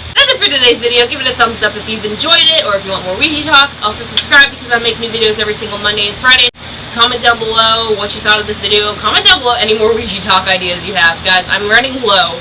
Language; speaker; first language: English; native; English